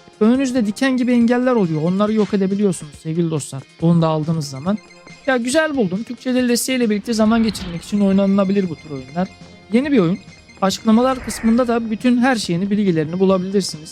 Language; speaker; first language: Turkish; native; Turkish